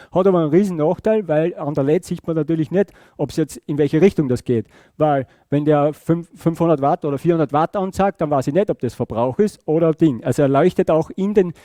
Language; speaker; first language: German; native; German